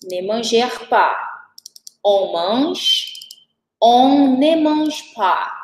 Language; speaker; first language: French; non-native, fluent; Portuguese